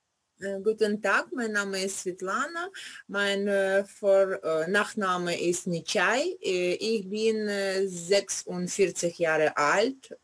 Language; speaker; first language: German; non-native, learner; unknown